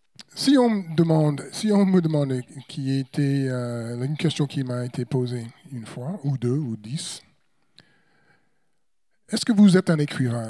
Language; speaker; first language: French; non-native, fluent; English